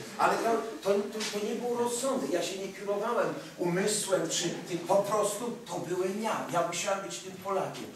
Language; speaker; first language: Polish; early bilingual, heritage; Polish